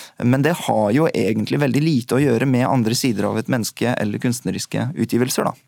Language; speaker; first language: Norwegian; early bilingual, other home language; Urdu